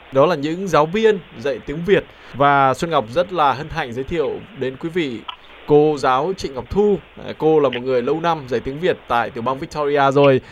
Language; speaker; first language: Vietnamese; native; Vietnamese